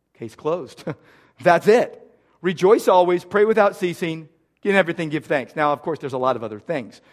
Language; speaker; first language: English; native; English